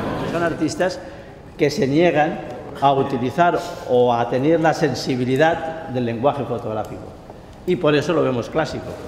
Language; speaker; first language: Spanish; native; Spanish